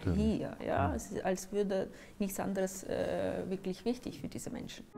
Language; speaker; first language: German; non-native, fluent; Ukrainian